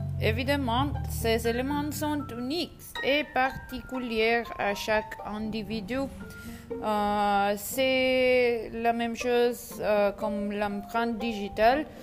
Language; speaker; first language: French; non-native, learner; Spanish